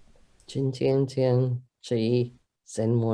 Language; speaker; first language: Chinese; non-native, learner; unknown